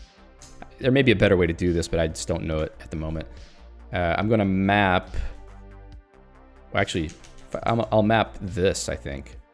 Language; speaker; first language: English; native; English